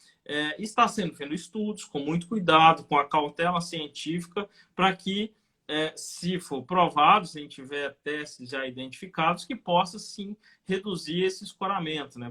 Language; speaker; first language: Portuguese; native; Portuguese